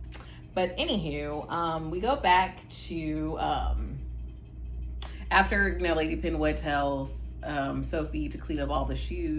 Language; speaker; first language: English; native; English